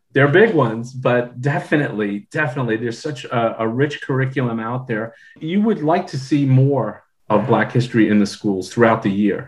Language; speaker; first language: English; native; English